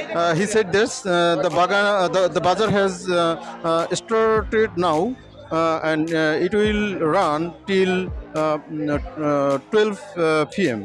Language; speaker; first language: English; non-native, learner; Bangla